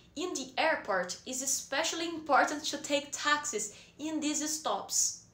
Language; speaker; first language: English; non-native, fluent; Portuguese